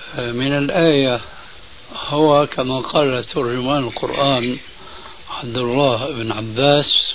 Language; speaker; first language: Arabic; early bilingual, other home language; Albanian